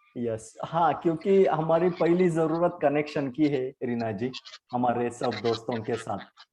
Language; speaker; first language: Hindi; non-native, local second language; Marathi